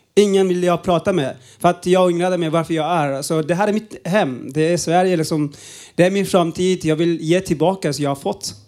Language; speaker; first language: Swedish; non-native, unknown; Uzbek